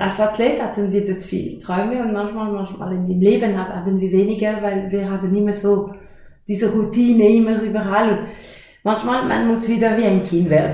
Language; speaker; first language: German; non-native, fluent; French